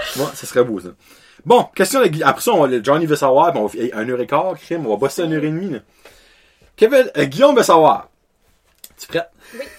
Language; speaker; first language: French; native; French